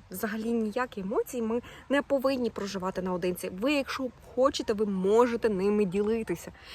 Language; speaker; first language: Ukrainian; non-native, local second language; Russian